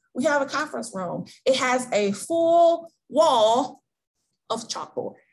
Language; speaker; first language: English; native; English